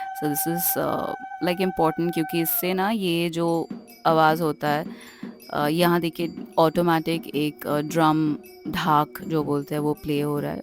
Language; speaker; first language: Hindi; non-native, local second language; Bangla